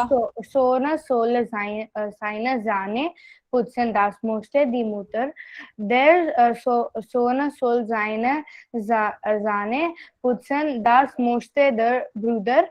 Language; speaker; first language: German; non-native, learner; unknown